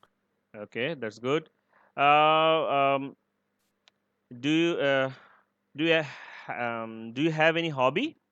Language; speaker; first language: English; non-native, learner; Bangla